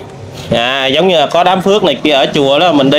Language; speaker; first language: Vietnamese; native; Vietnamese